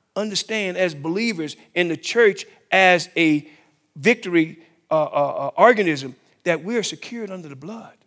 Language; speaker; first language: English; native; English